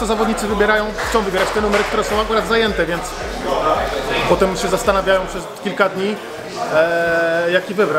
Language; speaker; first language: Polish; native; Polish